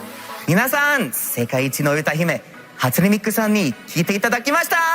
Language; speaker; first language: Japanese; non-native, fluent; English